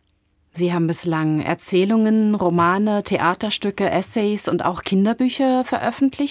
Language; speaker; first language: German; native; German